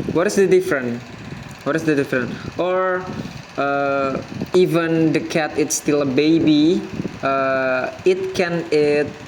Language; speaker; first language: English; non-native, learner; Indonesian